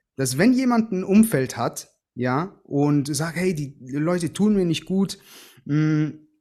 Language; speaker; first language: German; early bilingual, other home language; Greek